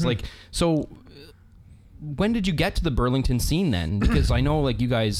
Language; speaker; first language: English; native; English